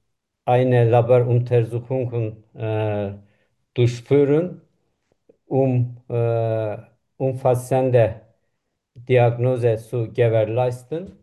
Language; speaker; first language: German; non-native, learner; Turkish